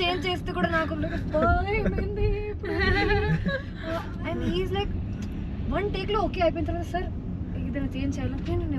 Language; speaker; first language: Telugu; non-native, fluent; Hindi